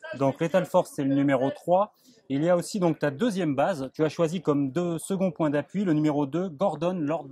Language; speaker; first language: French; native; French